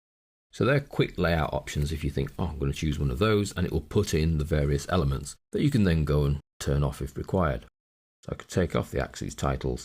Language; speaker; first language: English; native; English